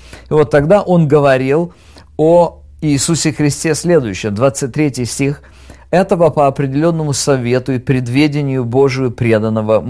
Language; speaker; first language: Russian; native; Russian